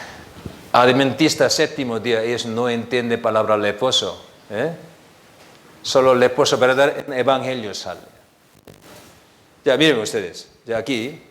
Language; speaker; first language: Spanish; non-native, learner; Korean